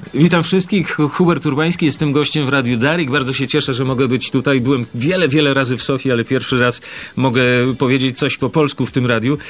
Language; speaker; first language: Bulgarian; early bilingual, heritage; Polish